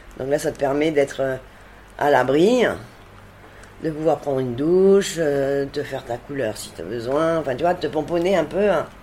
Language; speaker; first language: French; native; French